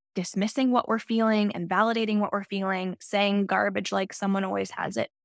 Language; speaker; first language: English; native; English